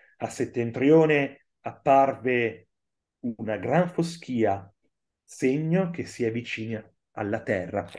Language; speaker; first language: Italian; native; Italian